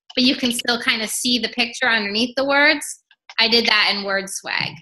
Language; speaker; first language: English; native; English